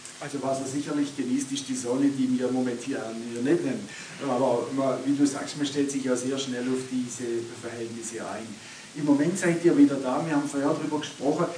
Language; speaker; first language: German; native; German